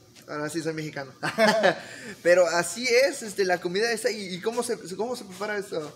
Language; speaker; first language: Spanish; early bilingual, heritage; Spanish